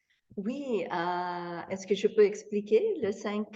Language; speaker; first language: French; non-native, fluent; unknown